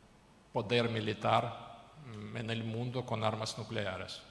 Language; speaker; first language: Spanish; non-native, learner; Ukrainian